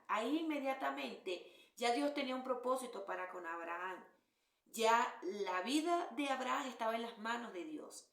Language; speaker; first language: Spanish; native; Spanish